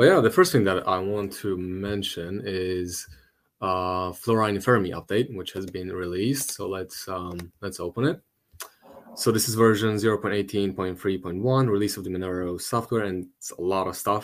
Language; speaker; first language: English; non-native, fluent; Romanian